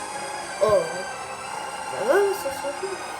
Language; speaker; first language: French; native; French